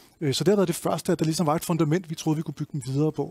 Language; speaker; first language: Danish; native; Danish